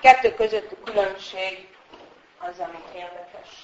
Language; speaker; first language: Hungarian; native; Hungarian